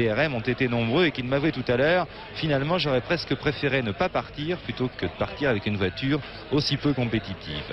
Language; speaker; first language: French; native; French